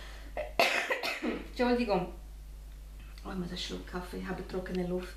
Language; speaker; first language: German; non-native, fluent; Spanish